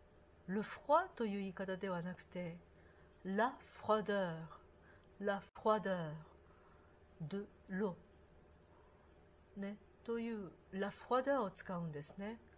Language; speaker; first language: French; non-native, fluent; Japanese